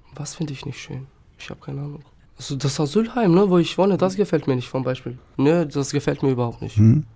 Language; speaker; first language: German; non-native, fluent; Turkish